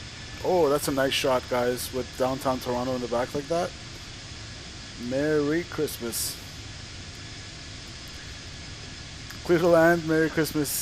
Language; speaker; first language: English; native; English